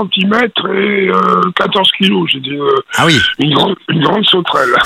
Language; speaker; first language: French; native; French